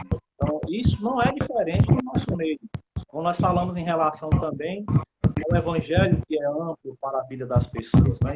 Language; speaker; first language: Portuguese; native; Portuguese